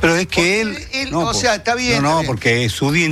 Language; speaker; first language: Spanish; native; Spanish